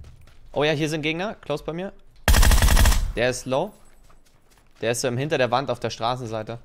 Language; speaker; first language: German; native; German